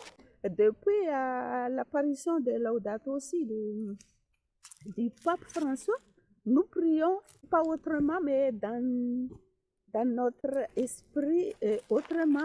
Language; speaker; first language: French; non-native, fluent; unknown